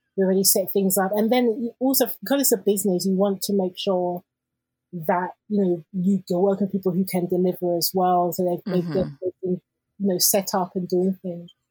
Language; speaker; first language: English; native; English